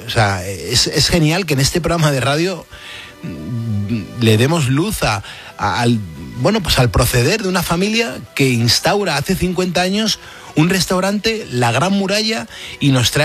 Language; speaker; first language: Spanish; native; Spanish